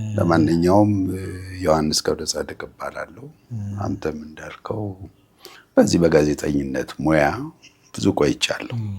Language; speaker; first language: Amharic; non-native, local second language; Sebat Bet Gurage